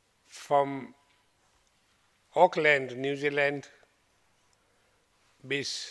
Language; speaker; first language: German; non-native, learner; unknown